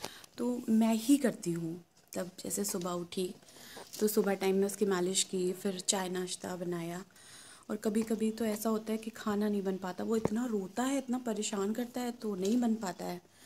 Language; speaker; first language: Hindi; native; Hindi